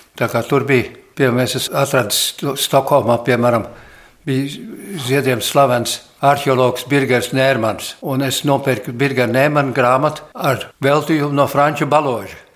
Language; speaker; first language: Latvian; early bilingual, heritage; Latvian